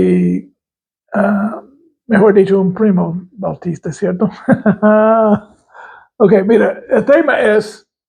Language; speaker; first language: Spanish; non-native, fluent; English